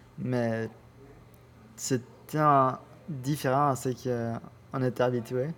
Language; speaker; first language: French; non-native, learner; Spanish